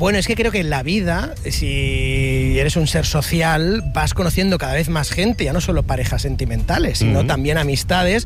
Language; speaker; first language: Spanish; native; Spanish